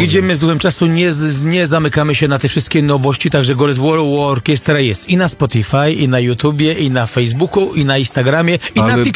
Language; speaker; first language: Polish; native; Polish